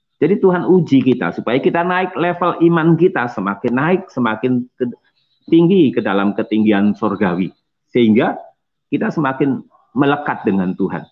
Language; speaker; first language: Indonesian; non-native, local second language; Javanese